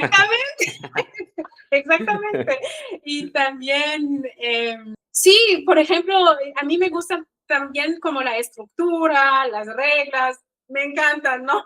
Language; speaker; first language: Spanish; non-native, fluent; Kikuyu